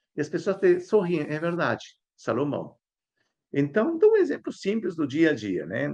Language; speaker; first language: Portuguese; non-native, fluent; Spanish